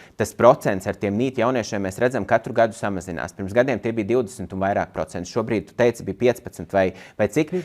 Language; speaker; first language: Latvian; native; Latvian